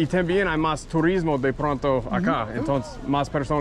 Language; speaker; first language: Spanish; non-native, learner; English